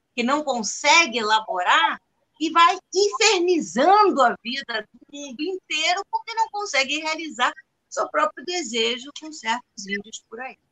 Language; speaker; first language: Portuguese; non-native, fluent; English